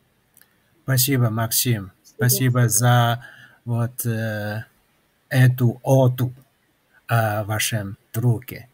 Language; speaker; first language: Russian; non-native, fluent; Chinese